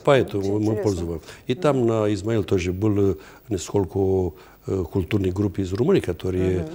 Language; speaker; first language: Russian; non-native, fluent; Romanian